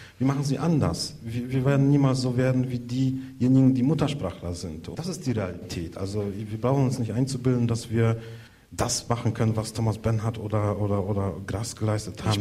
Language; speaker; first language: German; non-native, fluent; Polish